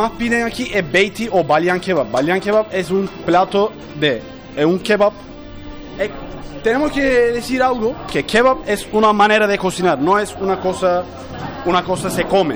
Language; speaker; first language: Spanish; non-native, learner; Turkish